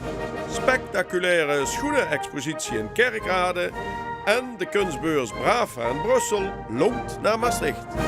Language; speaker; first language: Dutch; native; Dutch